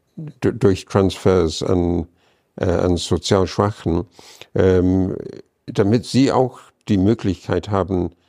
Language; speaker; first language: German; non-native, fluent; English